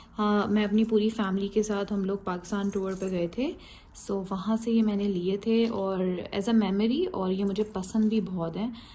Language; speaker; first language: Urdu; native; Urdu